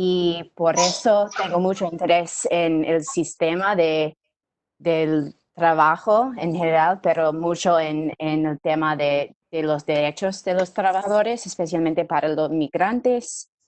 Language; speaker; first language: Spanish; non-native, learner; English